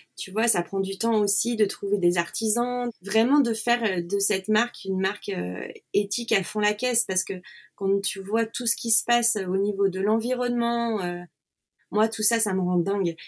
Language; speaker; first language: French; native; French